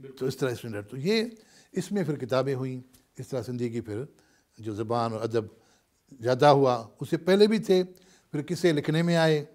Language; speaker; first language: Urdu; non-native, local second language; Sindhi